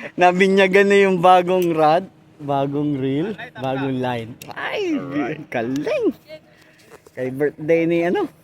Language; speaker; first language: Filipino; non-native, local second language; Hiligaynon